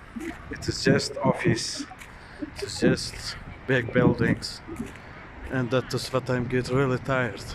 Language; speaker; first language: English; non-native, learner; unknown